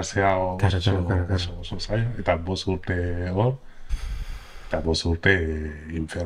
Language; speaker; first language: Basque; non-native, learner; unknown